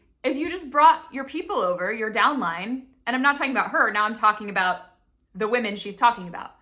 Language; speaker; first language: English; native; English